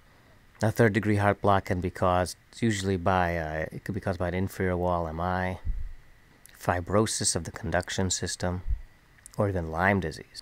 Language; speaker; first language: English; native; English